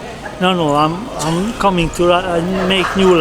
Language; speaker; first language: English; non-native, learner; Hungarian